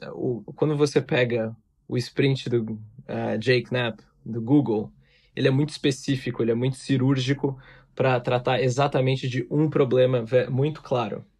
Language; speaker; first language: Portuguese; native; Portuguese